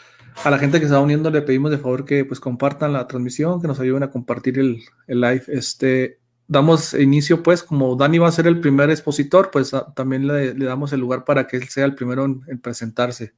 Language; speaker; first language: Spanish; native; Spanish